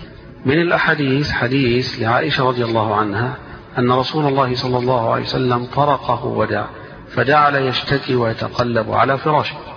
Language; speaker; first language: Arabic; native; Arabic